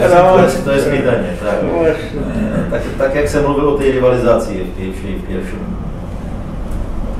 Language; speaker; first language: Polish; non-native, learner; Czech